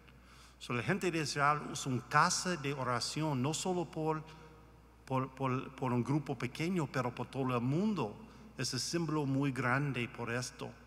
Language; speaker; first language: Spanish; non-native, learner; English